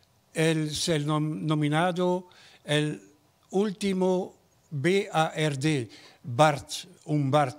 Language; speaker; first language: Spanish; non-native, learner; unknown